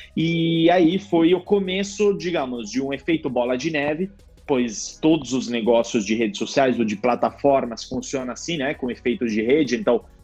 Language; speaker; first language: Portuguese; non-native, fluent; Italian